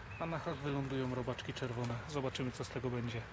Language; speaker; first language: Polish; native; Polish